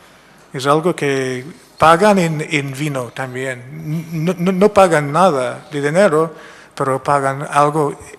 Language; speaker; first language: Spanish; non-native, fluent; English